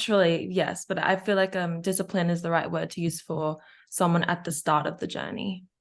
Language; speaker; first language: English; native; English